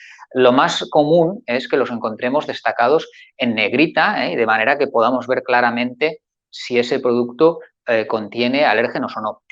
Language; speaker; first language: Spanish; native; Spanish